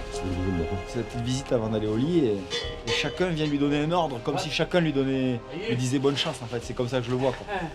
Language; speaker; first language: French; native; French